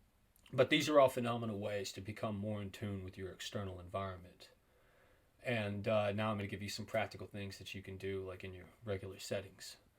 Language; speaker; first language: English; native; English